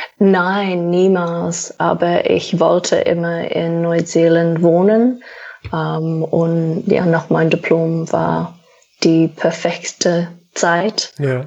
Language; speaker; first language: German; non-native, fluent; English